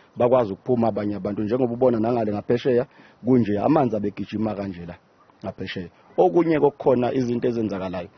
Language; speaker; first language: Zulu; native; Zulu